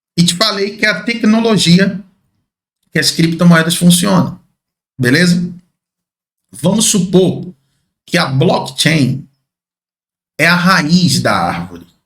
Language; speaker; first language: Portuguese; native; Portuguese